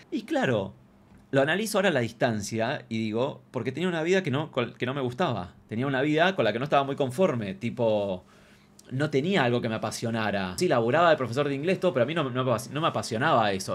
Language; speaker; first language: Spanish; native; Spanish